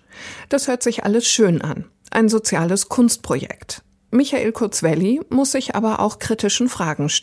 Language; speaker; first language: German; native; German